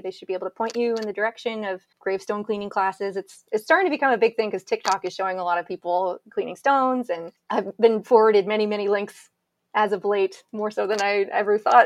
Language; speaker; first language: English; native; English